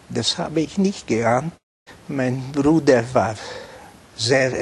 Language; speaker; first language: German; non-native, fluent; Hungarian